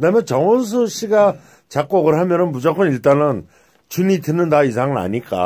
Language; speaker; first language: Korean; native; Korean